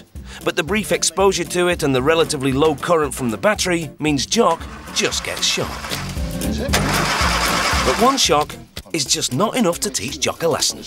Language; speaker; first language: English; native; English